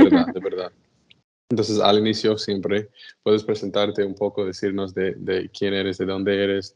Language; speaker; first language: Spanish; non-native, fluent; English